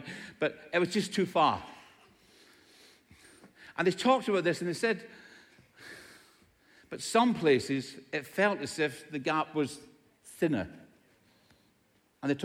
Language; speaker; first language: English; native; English